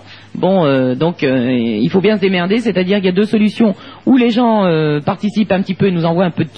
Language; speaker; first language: French; native; French